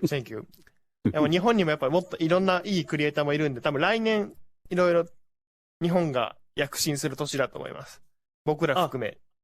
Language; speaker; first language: Japanese; native; Japanese